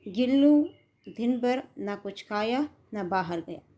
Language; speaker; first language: Hindi; non-native, local second language; Kannada